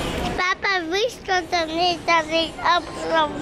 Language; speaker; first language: Dutch; early bilingual, other home language; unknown